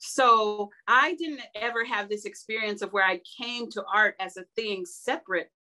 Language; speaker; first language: English; native; English